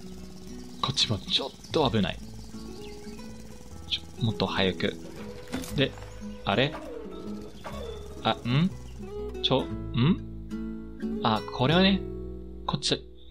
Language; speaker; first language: Japanese; non-native, fluent; English